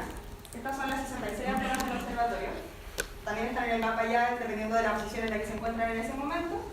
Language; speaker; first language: Spanish; native; Spanish